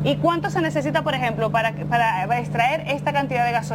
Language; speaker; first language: Spanish; native; Spanish